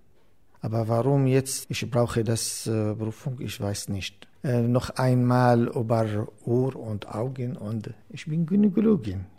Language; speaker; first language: German; non-native, learner; Arabic